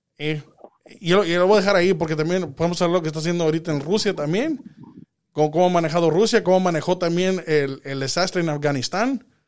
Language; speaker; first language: Spanish; early bilingual, heritage; Spanish